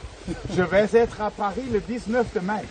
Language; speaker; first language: French; non-native, fluent; German